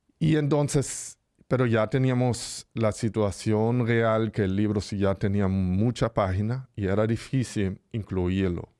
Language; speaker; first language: Spanish; non-native, fluent; German